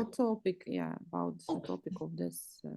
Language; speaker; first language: English; non-native, learner; Russian